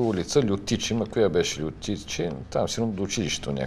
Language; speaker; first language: Bulgarian; native; Bulgarian